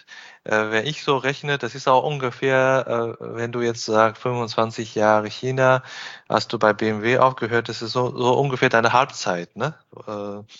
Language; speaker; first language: German; non-native, fluent; Chinese